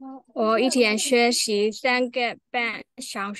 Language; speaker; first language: Chinese; non-native, learner; Burmese